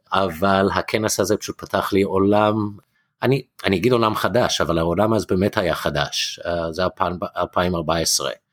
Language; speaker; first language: Hebrew; non-native, fluent; English